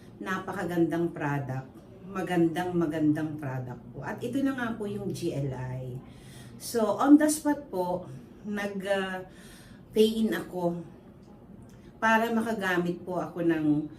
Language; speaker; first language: Filipino; native; Filipino